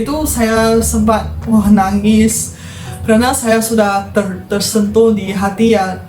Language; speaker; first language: Indonesian; non-native, fluent; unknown